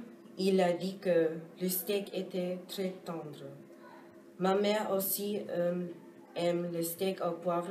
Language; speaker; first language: French; non-native, learner; English